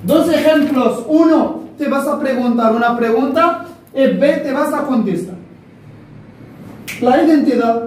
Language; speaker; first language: Spanish; non-native, fluent; Arabic